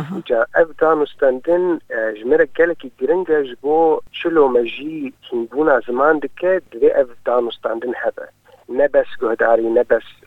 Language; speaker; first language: Kurdish; early bilingual, heritage; Kurdish